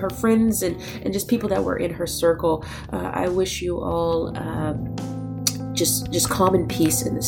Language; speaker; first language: English; native; English